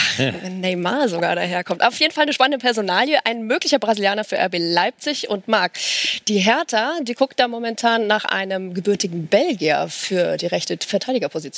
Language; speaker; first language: German; native; German